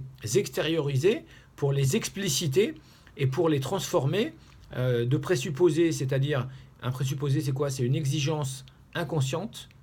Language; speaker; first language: French; native; French